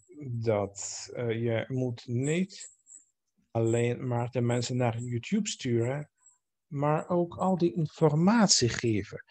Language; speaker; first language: Dutch; non-native, fluent; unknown